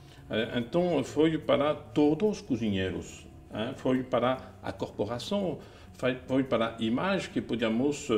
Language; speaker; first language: Portuguese; non-native, fluent; French